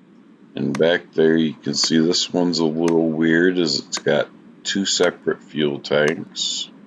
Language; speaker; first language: English; native; English